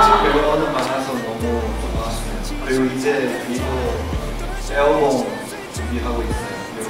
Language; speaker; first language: Korean; non-native, fluent; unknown